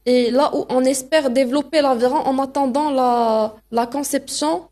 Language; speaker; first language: French; non-native, local second language; Arabic